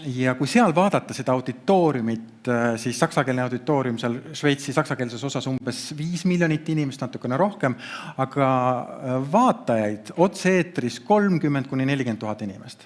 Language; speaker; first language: Estonian; native; Estonian